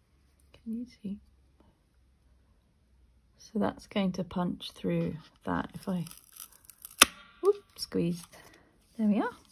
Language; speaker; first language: English; native; English